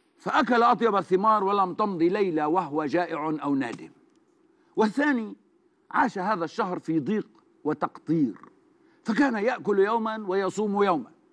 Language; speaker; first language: Arabic; non-native, fluent; Turkish